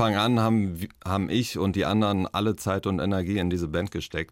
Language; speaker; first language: German; native; German